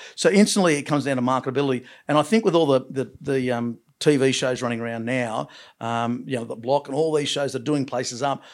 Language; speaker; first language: English; native; English